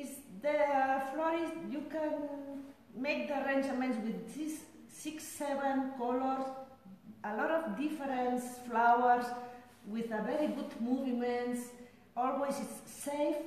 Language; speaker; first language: English; non-native, learner; Spanish